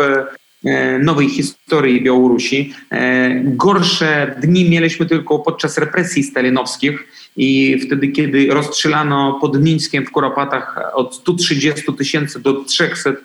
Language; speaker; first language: Polish; non-native, fluent; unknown